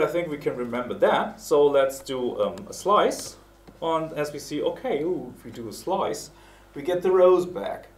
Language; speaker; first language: English; non-native, fluent; German